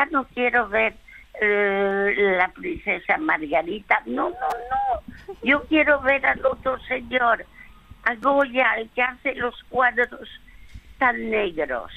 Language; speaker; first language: Spanish; early bilingual, other home language; French